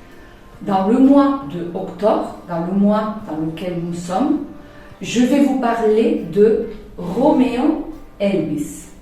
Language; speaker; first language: French; non-native, fluent; Spanish